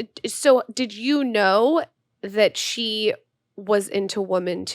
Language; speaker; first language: English; native; English